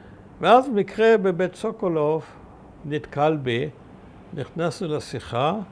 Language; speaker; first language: Hebrew; early bilingual, other home language; German